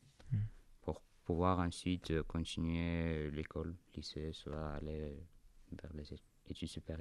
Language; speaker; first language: French; non-native, fluent; Armenian